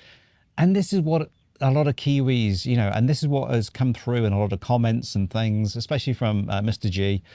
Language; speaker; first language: English; native; English